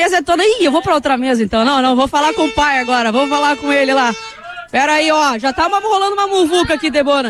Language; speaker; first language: Portuguese; native; Portuguese